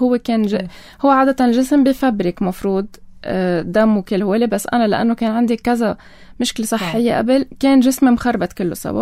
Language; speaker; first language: Arabic; native; Arabic